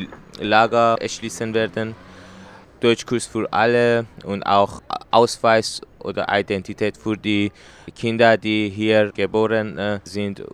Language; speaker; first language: German; non-native, learner; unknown